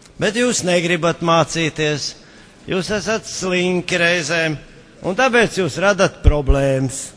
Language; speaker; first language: Latvian; native; Latvian